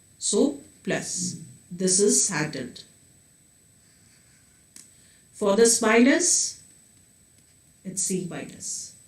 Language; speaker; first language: English; non-native, local second language; Hindi